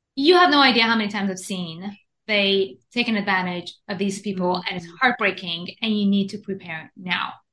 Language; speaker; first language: English; non-native, fluent; Persian